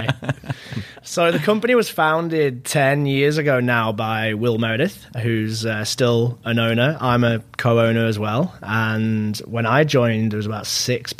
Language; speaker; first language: English; native; English